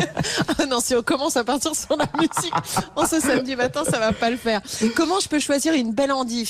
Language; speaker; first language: French; native; French